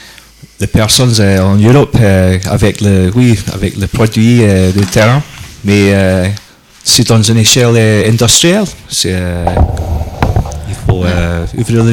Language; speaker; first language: French; non-native, learner; English